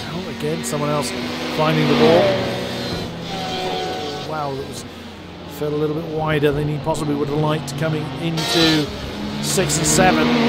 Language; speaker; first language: English; native; English